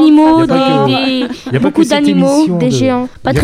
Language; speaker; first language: French; native; French